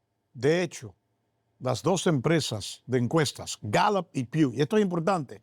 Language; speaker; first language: Spanish; native; Spanish